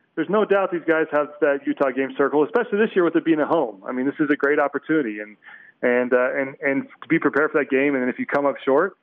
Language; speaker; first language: English; native; English